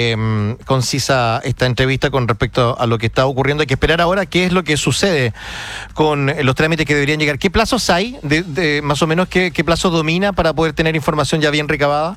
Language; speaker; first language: Spanish; native; Spanish